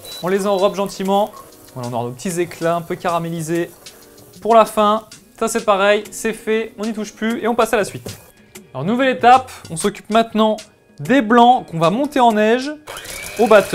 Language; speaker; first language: French; native; French